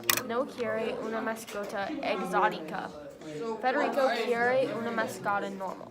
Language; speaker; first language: Spanish; non-native, learner; English